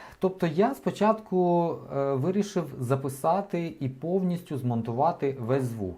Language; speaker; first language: Ukrainian; native; Ukrainian